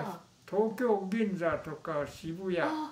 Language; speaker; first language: Japanese; non-native, local second language; Min Nan Chinese